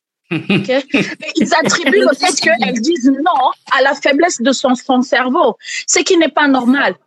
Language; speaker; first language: French; non-native, local second language; Lingala